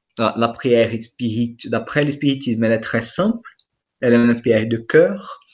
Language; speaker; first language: French; non-native, fluent; Portuguese